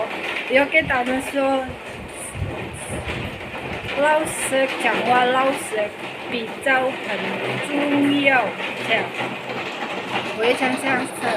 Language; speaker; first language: Chinese; non-native, learner; Indonesian